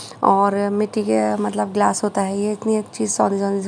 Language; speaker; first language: Hindi; native; Hindi